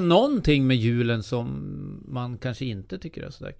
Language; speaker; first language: Swedish; native; Swedish